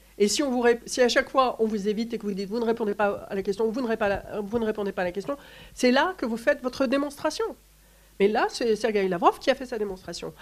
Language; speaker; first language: French; native; French